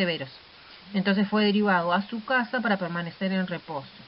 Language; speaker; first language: Spanish; native; Spanish